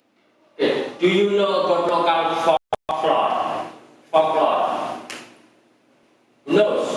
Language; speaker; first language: English; non-native, learner; Indonesian